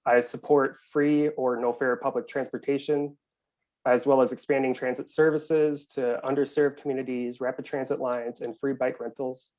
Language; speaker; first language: English; native; English